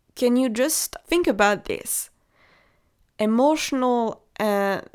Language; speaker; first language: English; non-native, fluent; French